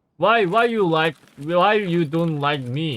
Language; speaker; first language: English; non-native, learner; Korean